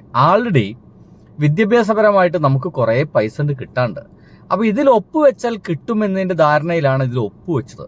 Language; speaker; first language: Malayalam; native; Malayalam